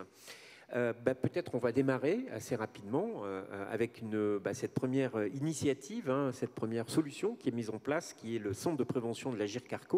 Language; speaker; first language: French; native; French